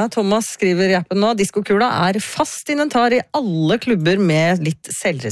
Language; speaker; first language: Norwegian; native; Norwegian